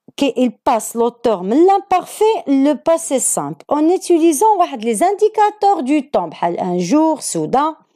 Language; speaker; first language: French; non-native, local second language; Arabic